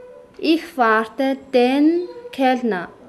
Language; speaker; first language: German; non-native, fluent; Mongolian